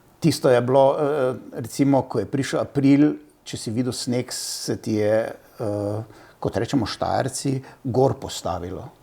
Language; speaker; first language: Slovenian; native; Slovenian